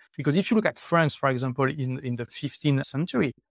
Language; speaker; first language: English; non-native, fluent; French